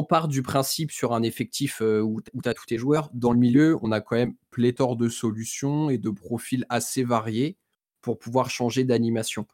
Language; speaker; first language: French; native; French